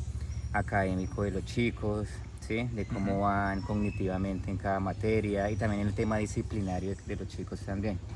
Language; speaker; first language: Spanish; native; Spanish